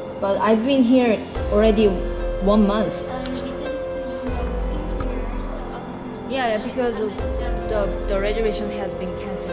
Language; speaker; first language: English; non-native, learner; Korean